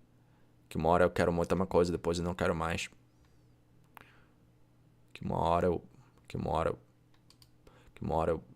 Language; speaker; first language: Portuguese; non-native, learner; English